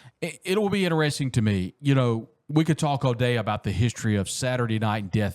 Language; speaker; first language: English; native; English